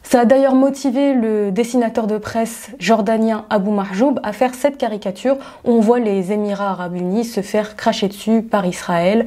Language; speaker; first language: French; native; French